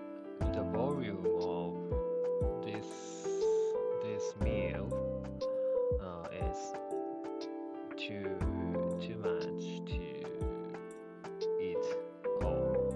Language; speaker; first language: English; non-native, learner; Japanese